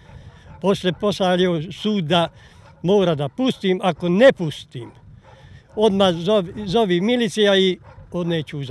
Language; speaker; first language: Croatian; non-native, local second language; Hungarian